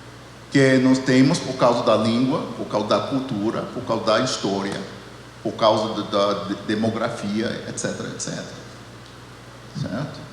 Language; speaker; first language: Portuguese; non-native, fluent; English